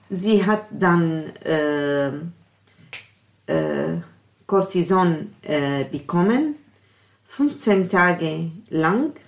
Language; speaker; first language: German; non-native, learner; Arabic